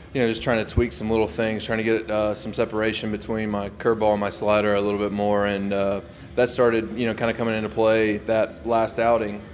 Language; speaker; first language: English; native; English